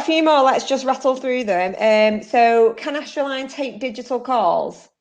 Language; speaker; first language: English; native; English